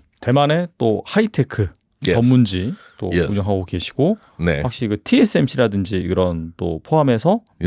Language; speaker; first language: Korean; native; Korean